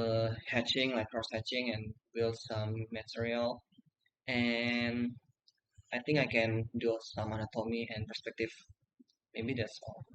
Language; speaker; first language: English; non-native, learner; Indonesian